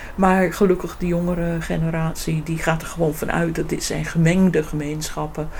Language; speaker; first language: Dutch; non-native, fluent; English